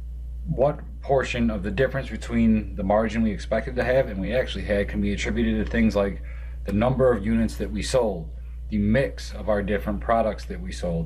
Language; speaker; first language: English; native; English